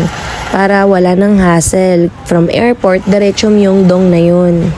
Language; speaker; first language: Filipino; native; Filipino